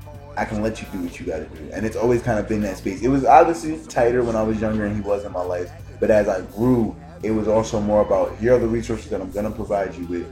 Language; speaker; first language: English; native; English